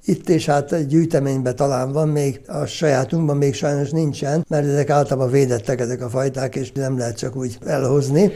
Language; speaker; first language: Hungarian; native; Hungarian